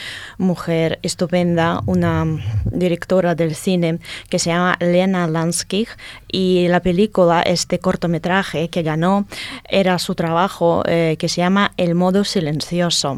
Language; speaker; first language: Spanish; non-native, fluent; Russian